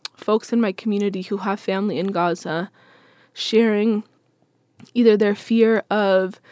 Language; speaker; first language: English; native; English